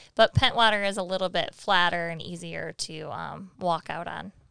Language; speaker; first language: English; native; English